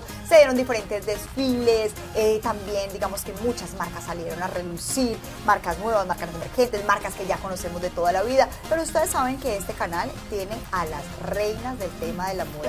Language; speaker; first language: Spanish; native; Spanish